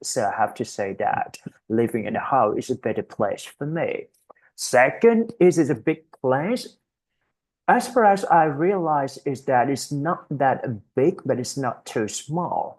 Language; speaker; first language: English; non-native, fluent; Thai